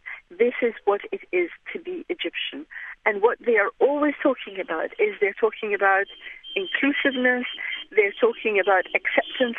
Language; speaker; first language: English; non-native, fluent; Arabic